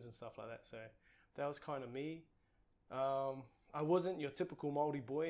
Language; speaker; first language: English; non-native, local second language; Māori